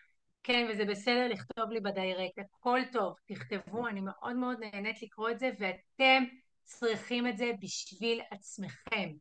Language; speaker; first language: Hebrew; native; Hebrew